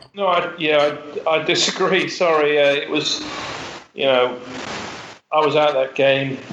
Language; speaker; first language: English; native; English